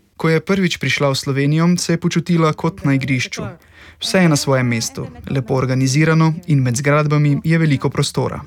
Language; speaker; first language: Slovenian; native; Slovenian